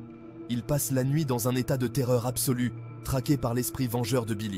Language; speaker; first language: French; native; French